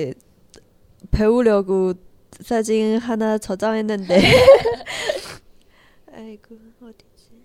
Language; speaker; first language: Korean; non-native, learner; Chinese